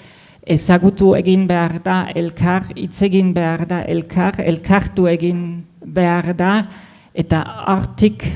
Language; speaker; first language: Basque; non-native, fluent; German